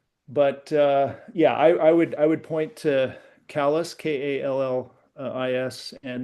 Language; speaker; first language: English; native; English